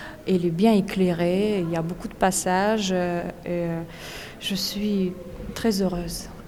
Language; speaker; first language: French; non-native, fluent; Russian